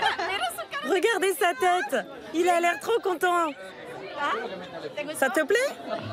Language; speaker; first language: French; early bilingual, heritage; Spanish